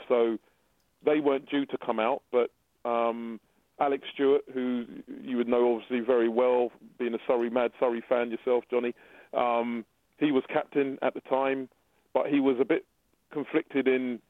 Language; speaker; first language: English; native; English